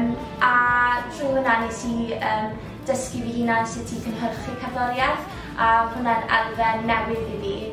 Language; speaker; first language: Welsh; native; Welsh